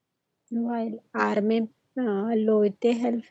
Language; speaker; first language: German; non-native, learner; Hindi